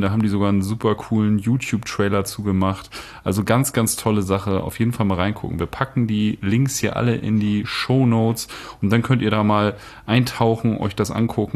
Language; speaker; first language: German; native; German